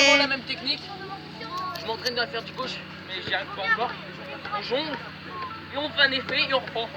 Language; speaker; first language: French; native; French